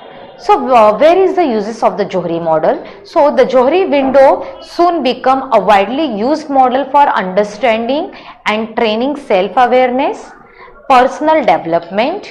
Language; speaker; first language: English; non-native, local second language; Hindi